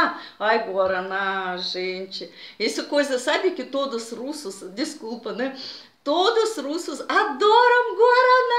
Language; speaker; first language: Portuguese; non-native, fluent; Russian